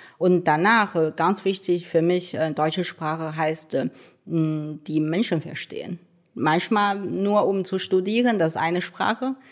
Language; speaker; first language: German; non-native, fluent; Chinese